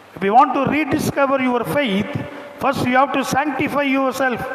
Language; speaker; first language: English; non-native, local second language; Tamil